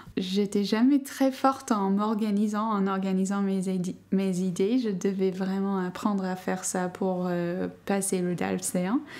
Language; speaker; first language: French; non-native, fluent; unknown